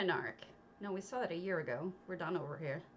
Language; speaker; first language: English; native; English